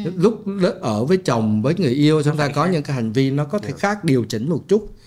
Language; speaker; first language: Vietnamese; native; Vietnamese